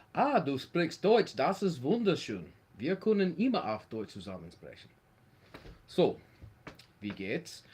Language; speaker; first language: German; non-native, learner; English